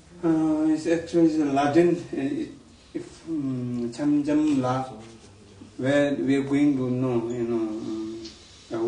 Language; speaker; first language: English; non-native, learner; Tibetan